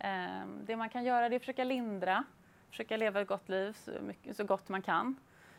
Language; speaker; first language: Swedish; native; Swedish